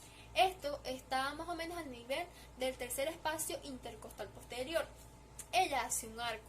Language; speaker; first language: Spanish; native; Spanish